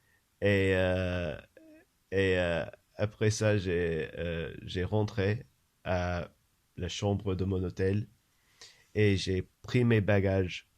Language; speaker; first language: French; non-native, learner; English